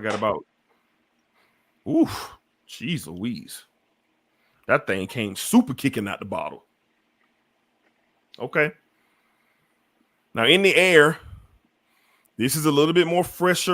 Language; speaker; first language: English; native; English